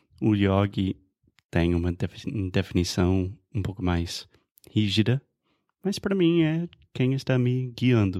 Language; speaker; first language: Portuguese; non-native, fluent; English